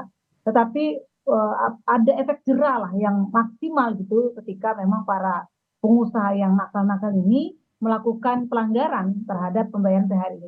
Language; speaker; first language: Indonesian; native; Indonesian